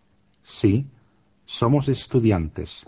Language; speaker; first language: Spanish; non-native, fluent; Finnish